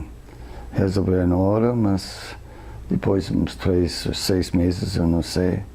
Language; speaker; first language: Portuguese; non-native, fluent; English